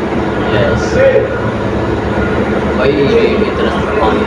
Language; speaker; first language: English; non-native, learner; Indonesian